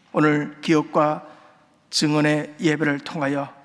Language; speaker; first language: Korean; native; Korean